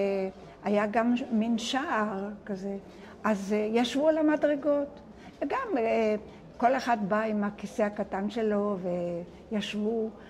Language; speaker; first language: Hebrew; non-native, local second language; Ladino